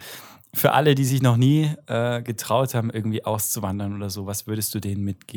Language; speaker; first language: German; native; German